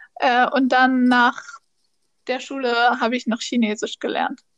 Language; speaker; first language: German; native; German